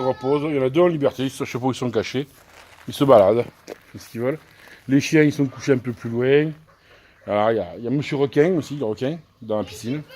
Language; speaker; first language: French; native; French